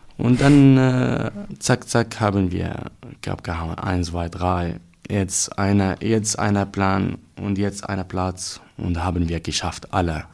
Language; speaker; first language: German; non-native, learner; Arabic